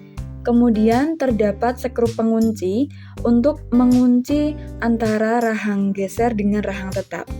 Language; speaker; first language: Indonesian; native; Indonesian